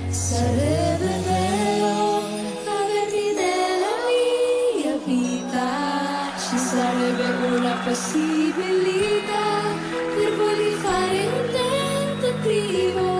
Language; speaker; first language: Italian; non-native, learner; Filipino